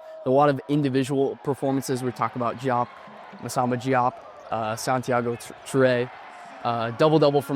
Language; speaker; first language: English; native; English